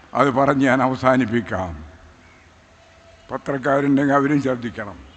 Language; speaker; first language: Malayalam; native; Malayalam